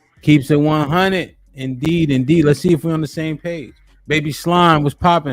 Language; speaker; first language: English; native; English